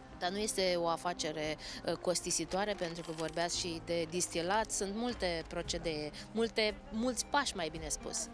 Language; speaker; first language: Romanian; native; Romanian